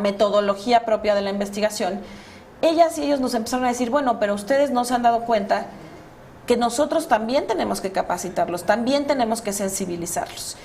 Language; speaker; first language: Spanish; native; Spanish